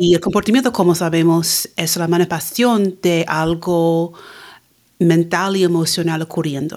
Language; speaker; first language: Spanish; early bilingual, heritage; Spanish